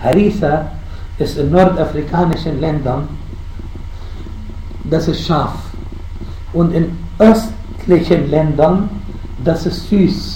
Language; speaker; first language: German; non-native, fluent; Arabic